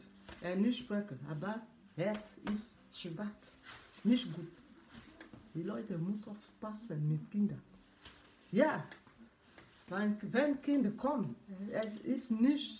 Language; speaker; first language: German; non-native, learner; French